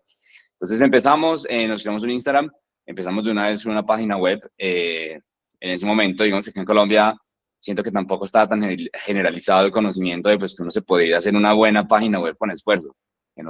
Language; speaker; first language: Spanish; native; Spanish